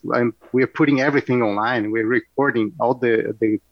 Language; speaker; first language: English; non-native, fluent; Portuguese